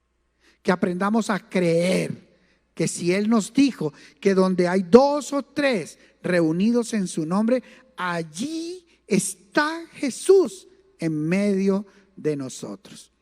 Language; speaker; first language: Spanish; native; Spanish